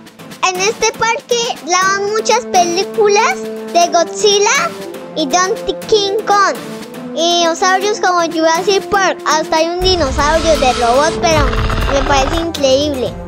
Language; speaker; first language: Spanish; early bilingual, heritage; Spanish